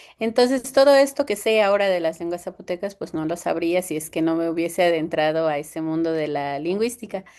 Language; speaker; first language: Spanish; non-native, local second language; Zapotec